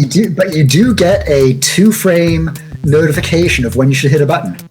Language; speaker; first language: English; native; English